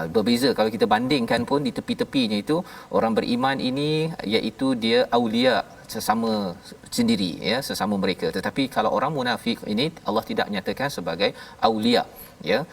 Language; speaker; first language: Malay; native; Malay